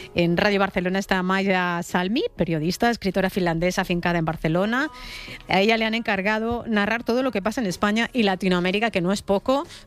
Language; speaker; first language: Spanish; native; Spanish